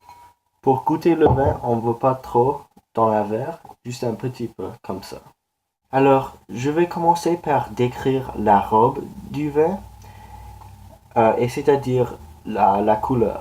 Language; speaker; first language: French; non-native, learner; English